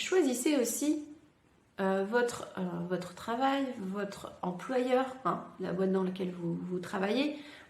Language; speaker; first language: French; native; French